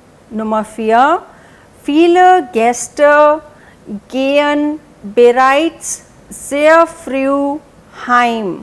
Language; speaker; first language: German; non-native, fluent; Hindi